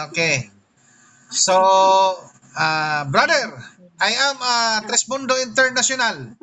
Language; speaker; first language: English; non-native, local second language; Filipino